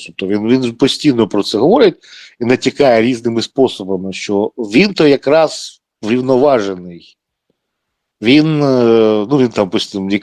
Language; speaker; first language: Ukrainian; non-native, local second language; Russian